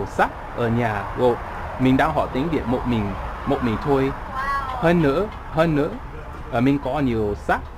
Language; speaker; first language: Vietnamese; non-native, learner; English